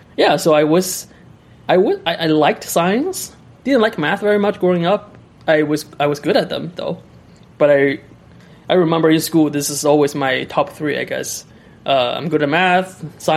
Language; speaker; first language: English; non-native, fluent; Chinese